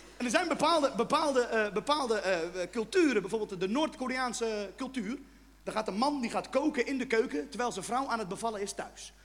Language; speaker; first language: Dutch; non-native, fluent; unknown